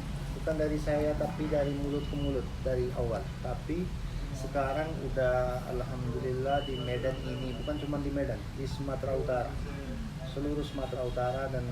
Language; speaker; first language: Indonesian; non-native, learner; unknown